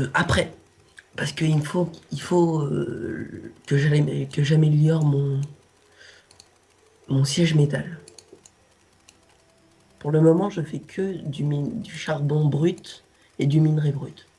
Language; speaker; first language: French; native; French